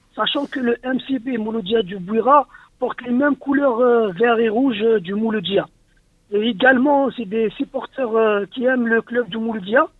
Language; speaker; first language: French; non-native, local second language; Arabic